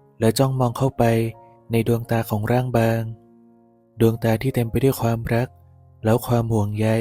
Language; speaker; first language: Thai; native; Thai